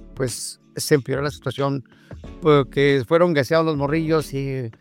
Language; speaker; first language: Spanish; native; Spanish